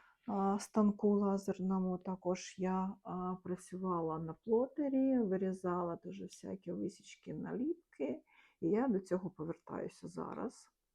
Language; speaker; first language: Ukrainian; non-native, local second language; Russian